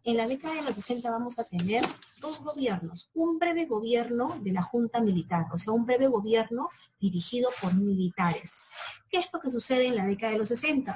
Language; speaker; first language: Spanish; native; Spanish